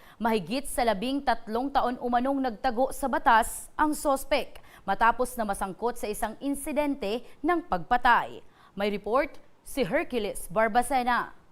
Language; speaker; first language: Filipino; non-native, local second language; Bikol